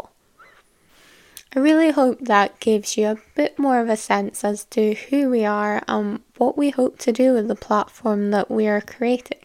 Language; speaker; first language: English; native; English